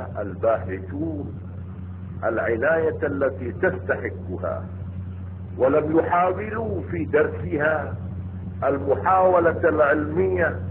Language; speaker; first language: Arabic; non-native, fluent; Madurese